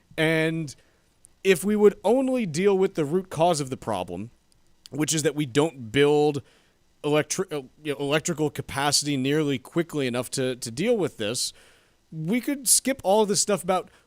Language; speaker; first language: English; native; English